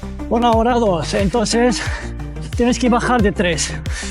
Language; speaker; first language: Spanish; non-native, fluent; Arabic